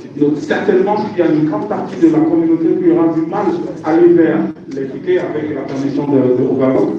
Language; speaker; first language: French; non-native, local second language; Lingala